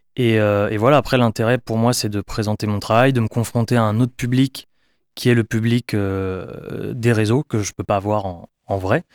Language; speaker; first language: French; native; French